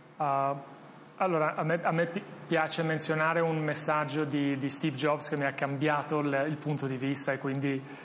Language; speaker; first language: Italian; non-native, fluent; Albanian